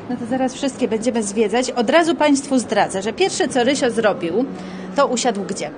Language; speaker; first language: Polish; native; Polish